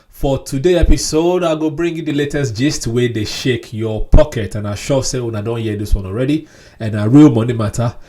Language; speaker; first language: Nigerian Pidgin; non-native, local second language; Yoruba